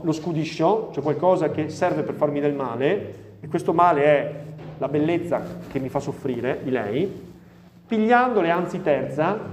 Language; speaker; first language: Italian; native; Italian